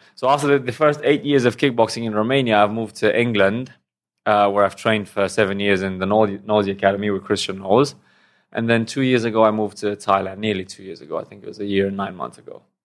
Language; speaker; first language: English; non-native, fluent; Romanian